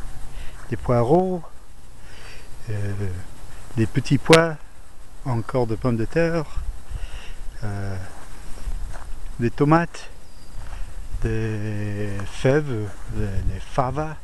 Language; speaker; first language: French; non-native, learner; English